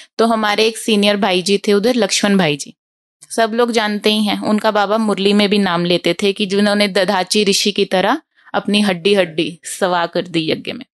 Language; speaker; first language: Hindi; native; Hindi